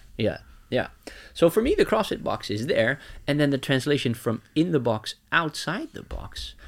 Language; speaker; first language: English; non-native, fluent; Dutch